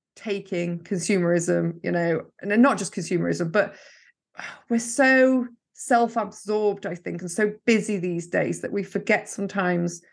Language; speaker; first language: English; native; English